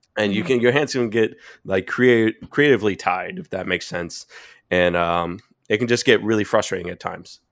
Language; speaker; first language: English; native; English